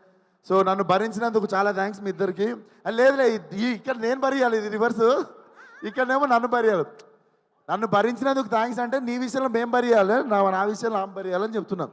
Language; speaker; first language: Telugu; native; Telugu